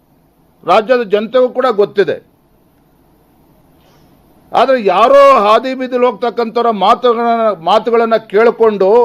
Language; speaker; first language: Kannada; native; Kannada